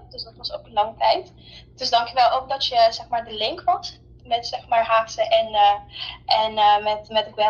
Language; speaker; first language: Dutch; non-native, local second language; Papiamento